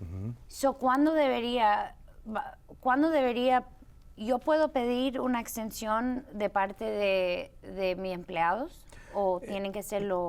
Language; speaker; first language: Spanish; early bilingual, heritage; Spanish